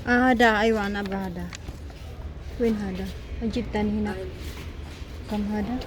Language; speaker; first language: Arabic; non-native, learner; Filipino